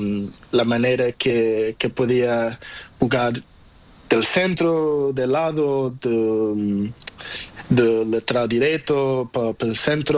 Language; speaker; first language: Spanish; non-native, learner; Portuguese